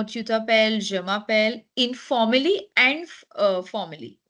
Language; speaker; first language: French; non-native, fluent; Hindi